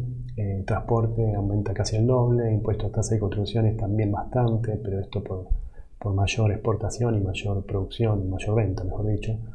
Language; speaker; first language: Spanish; native; Spanish